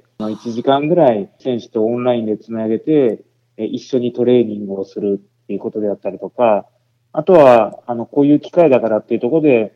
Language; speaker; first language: Japanese; native; Japanese